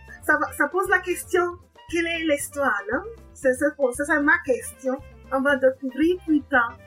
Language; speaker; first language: French; non-native, learner; English